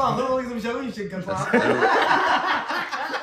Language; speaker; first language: Arabic; native; Arabic